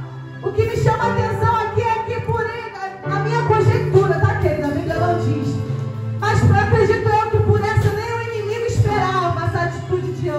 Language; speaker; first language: Portuguese; native; Portuguese